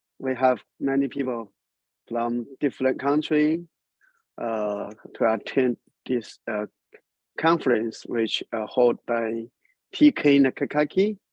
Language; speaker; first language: English; non-native, learner; Chinese